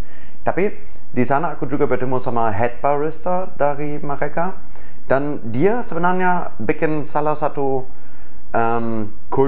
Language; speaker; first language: Indonesian; non-native, fluent; German